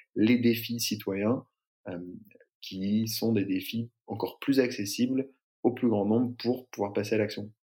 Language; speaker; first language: French; native; French